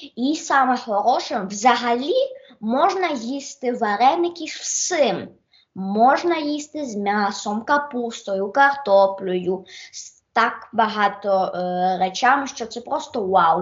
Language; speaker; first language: Ukrainian; early bilingual, heritage; Ukrainian